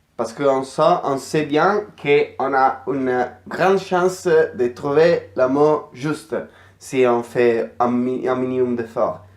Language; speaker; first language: French; non-native, fluent; Italian